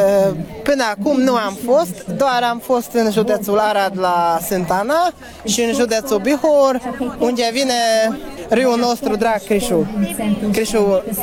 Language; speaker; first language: Romanian; non-native, local second language; Hungarian